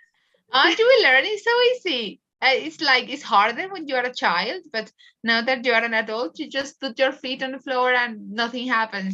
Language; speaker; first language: English; non-native, fluent; Spanish